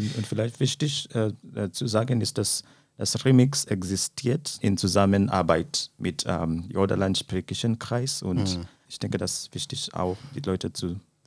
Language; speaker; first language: German; non-native, fluent; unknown